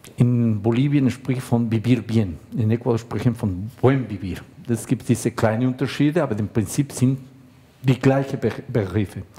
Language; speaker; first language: German; non-native, fluent; Spanish